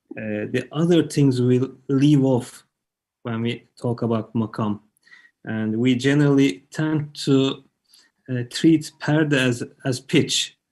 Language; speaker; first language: English; non-native, fluent; Turkish